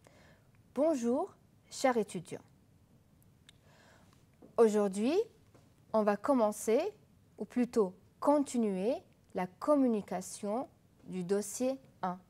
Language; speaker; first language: French; non-native, fluent; Arabic